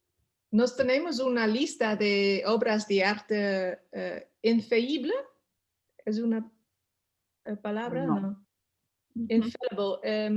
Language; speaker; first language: Spanish; non-native, learner; Dutch